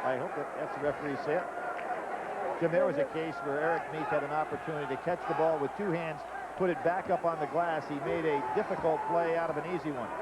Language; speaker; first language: English; native; English